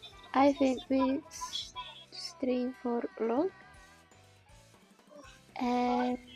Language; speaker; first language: English; non-native, learner; Czech